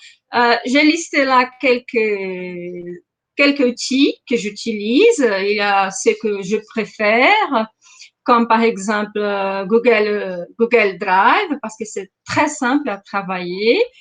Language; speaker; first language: French; non-native, fluent; Portuguese